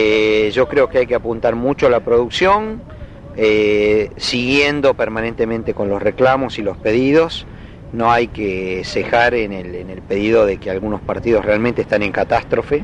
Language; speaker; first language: Spanish; native; Spanish